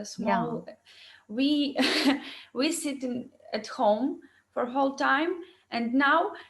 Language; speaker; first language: English; non-native, learner; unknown